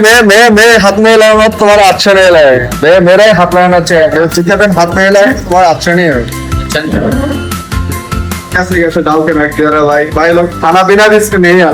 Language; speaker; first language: Hindi; non-native, learner; Bangla